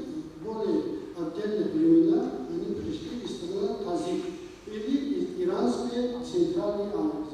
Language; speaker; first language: Russian; non-native, local second language; Tajik